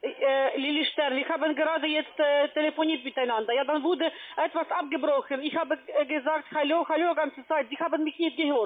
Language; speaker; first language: German; non-native, fluent; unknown